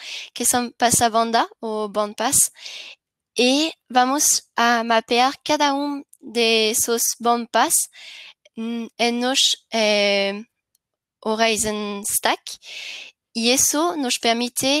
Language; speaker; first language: Spanish; non-native, learner; French